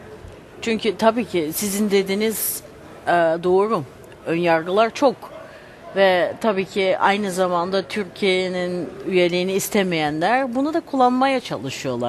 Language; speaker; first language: Turkish; early bilingual, heritage; Turkish